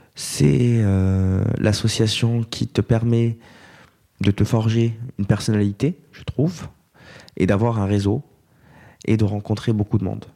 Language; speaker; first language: French; native; French